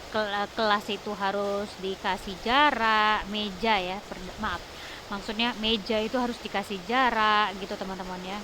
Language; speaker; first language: Indonesian; native; Indonesian